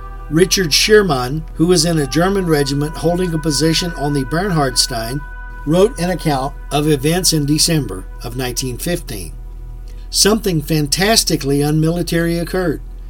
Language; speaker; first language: English; native; English